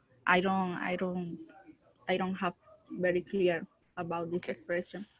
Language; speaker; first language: English; non-native, learner; Spanish